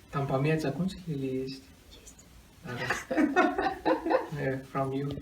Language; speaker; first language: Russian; non-native, learner; Tamil